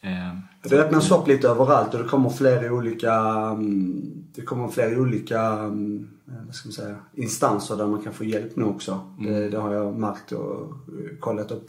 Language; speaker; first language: Swedish; native; Swedish